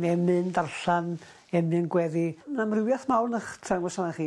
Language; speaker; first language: Welsh; native; Welsh